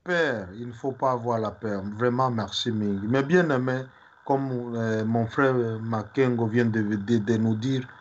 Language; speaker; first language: French; non-native, local second language; Swahili